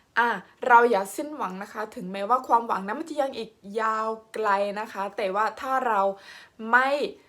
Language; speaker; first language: Thai; non-native, local second language; Khmer